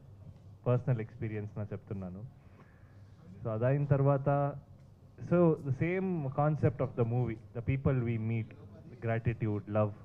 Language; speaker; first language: Telugu; non-native, fluent; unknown